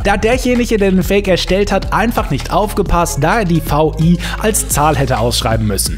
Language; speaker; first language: German; native; German